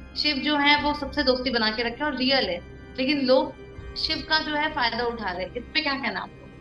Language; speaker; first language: Hindi; native; Hindi